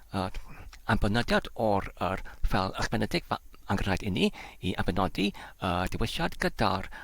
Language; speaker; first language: Welsh; non-native, learner; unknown